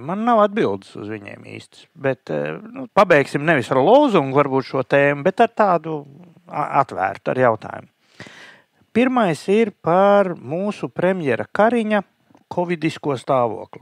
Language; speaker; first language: Latvian; native; Latvian